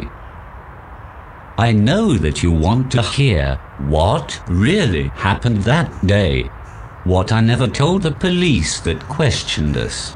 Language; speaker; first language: English; native; English